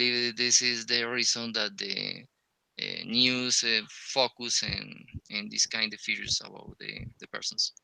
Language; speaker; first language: English; non-native, learner; Spanish